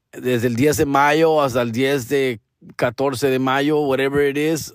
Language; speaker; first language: Spanish; early bilingual, heritage; Spanish